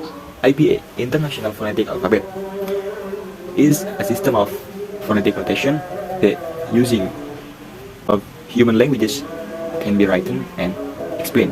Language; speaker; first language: English; non-native, learner; Indonesian